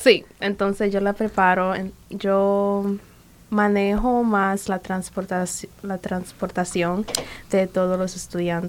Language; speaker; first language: Spanish; early bilingual, other home language; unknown